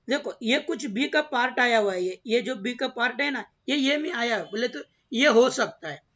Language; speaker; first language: Hindi; non-native, local second language; Marathi